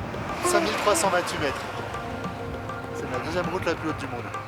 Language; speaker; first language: French; native; French